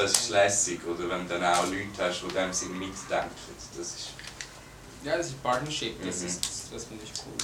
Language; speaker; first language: German; non-native, fluent; Portuguese